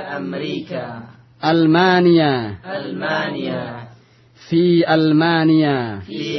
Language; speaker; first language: Arabic; non-native, fluent; Indonesian